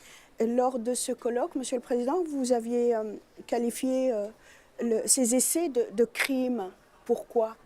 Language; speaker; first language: French; native; French